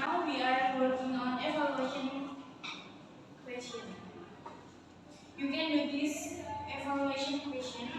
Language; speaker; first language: English; non-native, learner; Indonesian